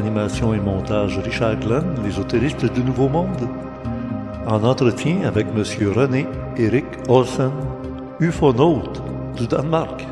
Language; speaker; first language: French; native; French